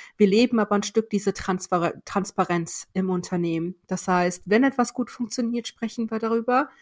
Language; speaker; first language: German; early bilingual, other home language; Persian